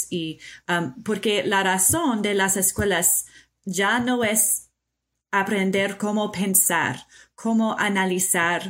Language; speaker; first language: Spanish; non-native, fluent; English